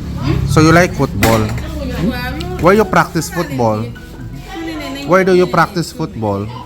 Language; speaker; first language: English; non-native, learner; Filipino